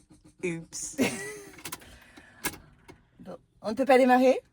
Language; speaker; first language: French; native; French